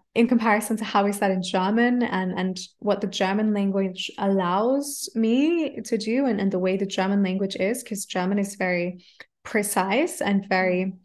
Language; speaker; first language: English; native; English